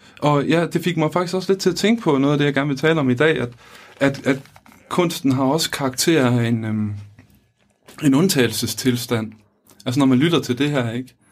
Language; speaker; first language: Danish; native; Danish